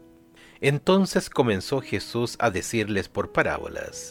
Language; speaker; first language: Spanish; native; Spanish